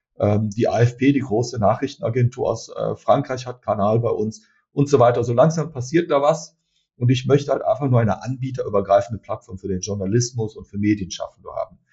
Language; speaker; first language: German; early bilingual, other home language; Turkish